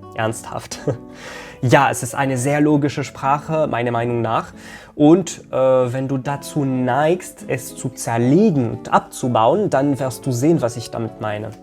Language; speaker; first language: German; non-native, fluent; Arabic